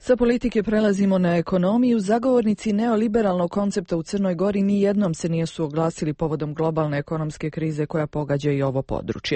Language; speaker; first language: Croatian; native; Croatian